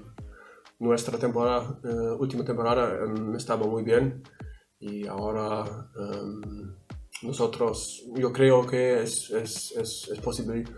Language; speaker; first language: Spanish; non-native, learner; German